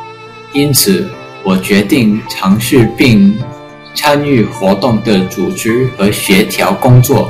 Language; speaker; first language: Chinese; early bilingual, heritage; English